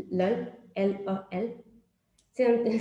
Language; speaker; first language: French; non-native, learner; Portuguese